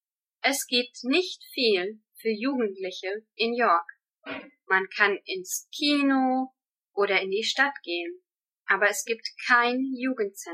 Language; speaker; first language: German; non-native, learner; English